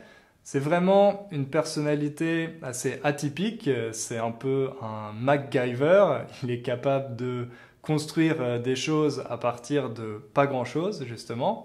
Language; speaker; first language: French; native; French